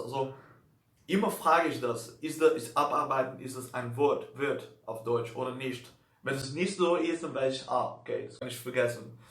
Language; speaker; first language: German; non-native, learner; Dutch